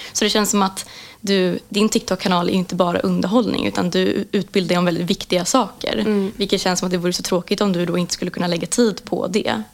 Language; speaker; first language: Swedish; native; Swedish